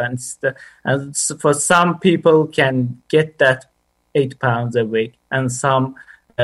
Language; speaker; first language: English; non-native, fluent; Persian